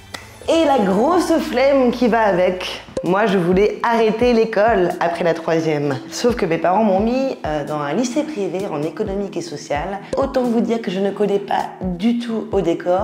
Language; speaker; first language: French; native; French